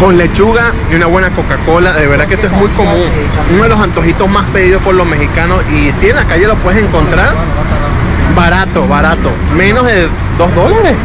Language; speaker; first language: Spanish; native; Spanish